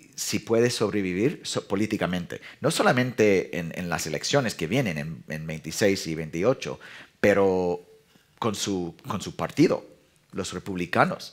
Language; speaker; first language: Spanish; non-native, fluent; English